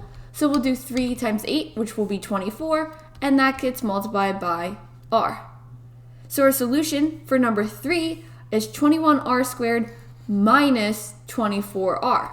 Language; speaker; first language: English; native; English